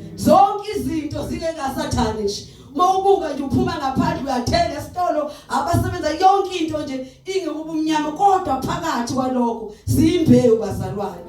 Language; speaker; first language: Zulu; native; Zulu